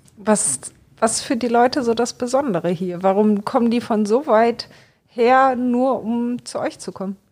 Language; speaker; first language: German; native; German